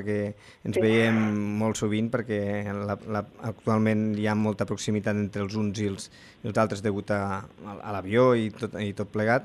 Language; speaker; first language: Catalan; native; Catalan